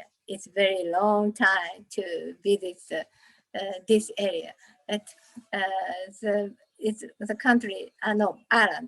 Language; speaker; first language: English; non-native, learner; Japanese